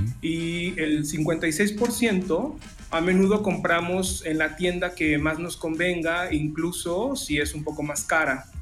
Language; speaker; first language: Spanish; native; Spanish